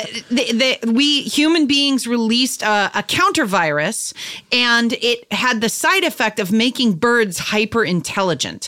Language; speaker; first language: English; native; English